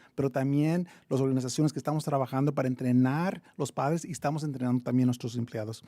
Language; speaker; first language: Spanish; early bilingual, heritage; Spanish